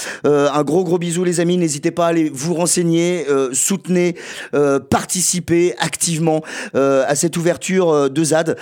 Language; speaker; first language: French; native; French